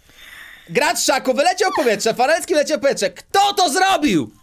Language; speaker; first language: Polish; native; Polish